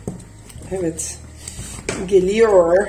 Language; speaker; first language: Turkish; early bilingual, heritage; Turkish